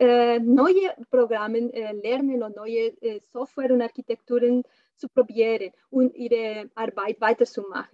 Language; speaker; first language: German; non-native, fluent; Spanish